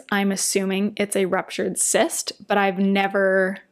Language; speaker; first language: English; native; English